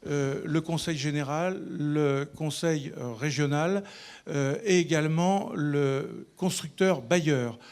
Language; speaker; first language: French; native; French